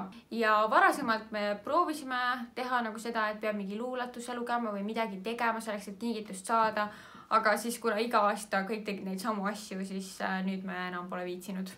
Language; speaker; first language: Estonian; native; Estonian